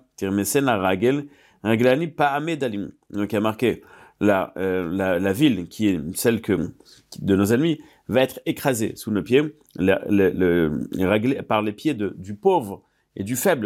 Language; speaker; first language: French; native; French